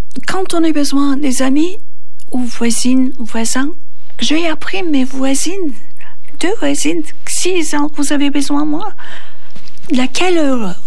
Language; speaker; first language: French; non-native, learner; Turkish